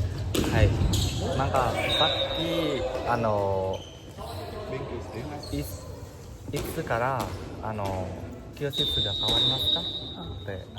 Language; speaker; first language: Japanese; non-native, learner; Indonesian